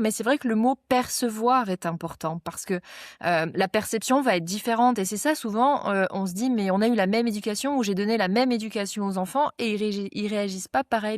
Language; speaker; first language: French; native; French